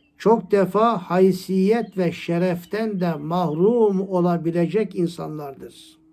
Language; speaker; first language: Turkish; native; Turkish